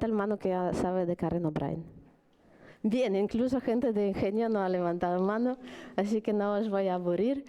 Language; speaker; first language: Spanish; non-native, fluent; Ukrainian